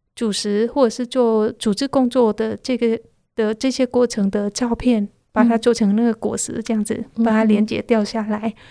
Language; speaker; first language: Chinese; non-native, fluent; Khmer